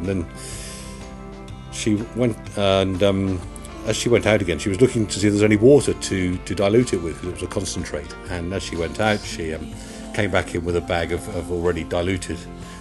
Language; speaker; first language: English; native; English